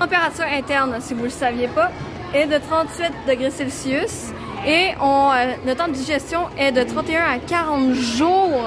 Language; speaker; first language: French; native; French